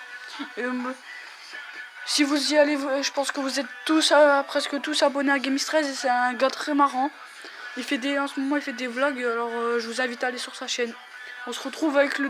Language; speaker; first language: French; native; French